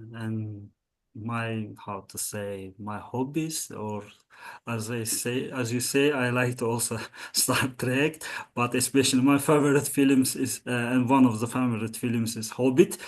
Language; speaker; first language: English; non-native, learner; Azerbaijani